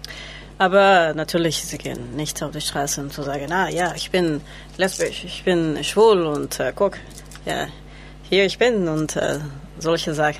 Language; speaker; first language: German; non-native, learner; Spanish